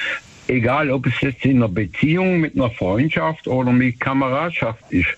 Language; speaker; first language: German; native; German